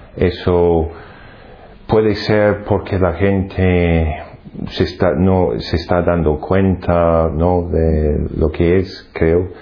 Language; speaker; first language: Spanish; non-native, fluent; English